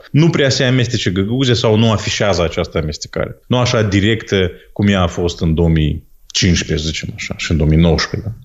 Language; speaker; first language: Romanian; non-native, local second language; Gagauz